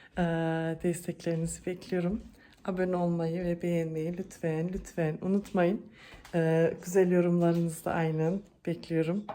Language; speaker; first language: Turkish; early bilingual, heritage; Turkish